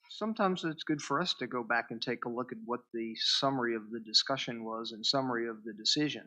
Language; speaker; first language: English; native; English